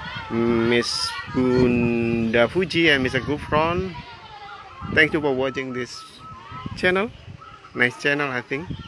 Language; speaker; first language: English; non-native, learner; Indonesian